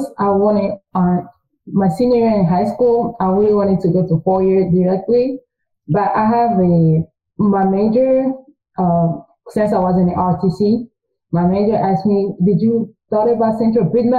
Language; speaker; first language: English; early bilingual, other home language; French